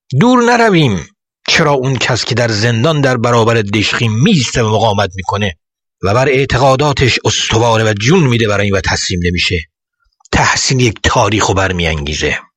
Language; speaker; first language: Persian; native; Persian